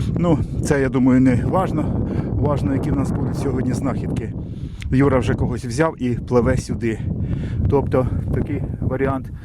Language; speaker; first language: Ukrainian; non-native, local second language; Russian